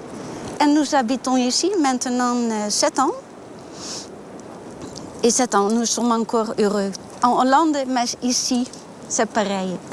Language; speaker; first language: French; non-native, learner; Dutch